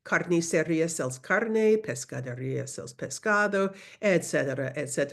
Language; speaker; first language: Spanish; non-native, fluent; English